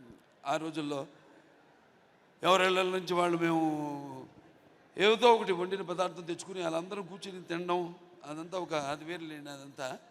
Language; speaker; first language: Telugu; native; Telugu